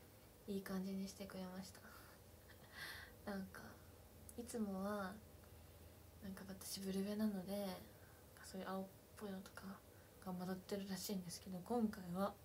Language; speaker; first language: Japanese; native; Japanese